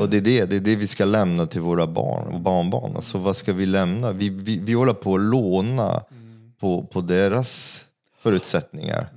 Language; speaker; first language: Swedish; non-native, fluent; French